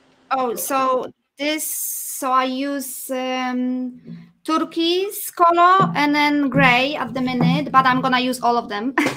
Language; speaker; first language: English; non-native, fluent; Polish